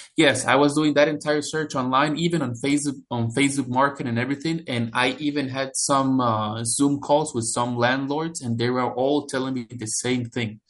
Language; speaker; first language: English; non-native, fluent; Spanish